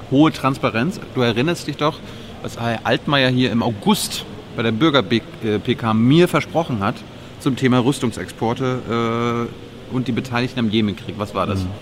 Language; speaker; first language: German; native; German